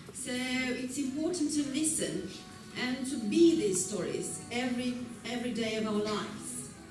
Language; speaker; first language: English; non-native, fluent; Romanian